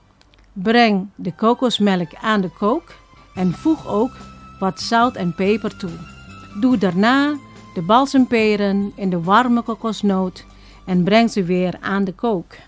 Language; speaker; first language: Dutch; non-native, fluent; Indonesian